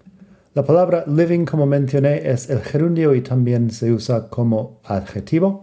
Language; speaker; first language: Spanish; non-native, fluent; English